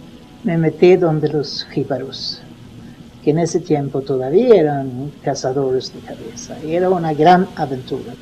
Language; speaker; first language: Spanish; non-native, fluent; Swedish